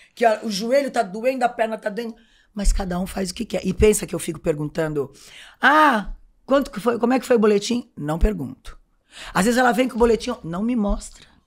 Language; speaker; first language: Portuguese; native; Portuguese